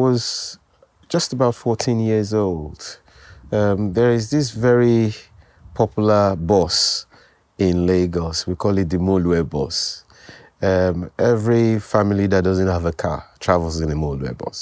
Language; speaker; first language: English; non-native, local second language; Yoruba